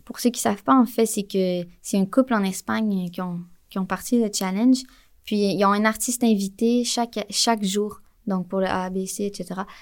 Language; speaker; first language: French; native; French